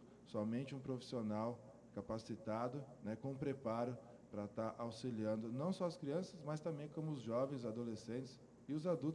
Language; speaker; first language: Portuguese; native; Portuguese